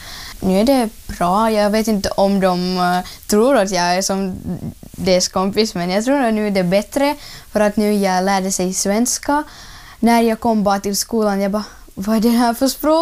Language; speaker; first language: Swedish; non-native, learner; Russian